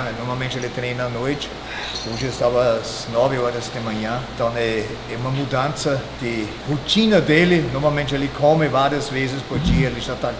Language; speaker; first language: Portuguese; non-native, fluent; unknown